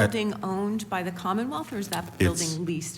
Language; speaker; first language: English; native; English